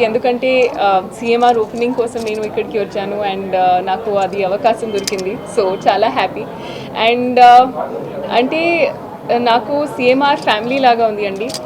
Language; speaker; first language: Telugu; non-native, learner; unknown